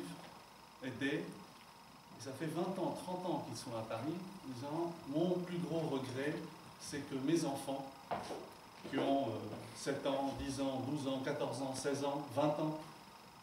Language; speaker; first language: French; non-native, local second language; Arabic